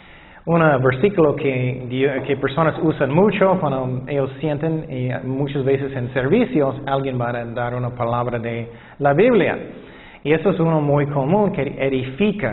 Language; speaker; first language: Spanish; non-native, fluent; English